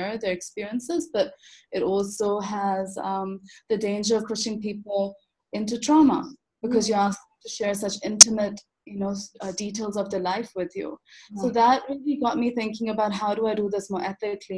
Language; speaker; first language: English; non-native, local second language; Urdu